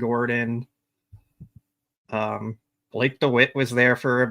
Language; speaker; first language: English; native; English